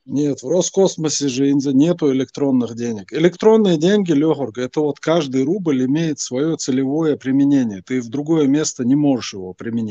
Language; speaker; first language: Russian; non-native, local second language; Chechen